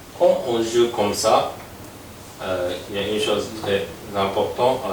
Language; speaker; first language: French; non-native, fluent; Japanese